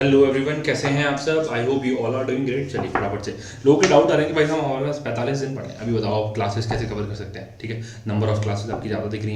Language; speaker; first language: Hindi; native; Hindi